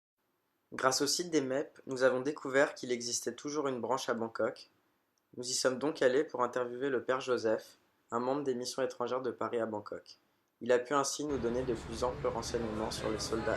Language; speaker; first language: French; native; French